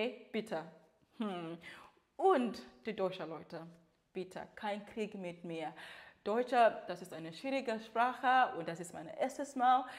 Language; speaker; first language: German; non-native, learner; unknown